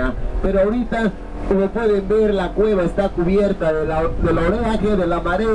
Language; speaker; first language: Spanish; native; Spanish